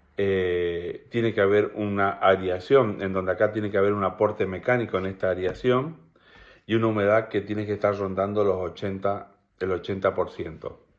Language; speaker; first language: Spanish; native; Spanish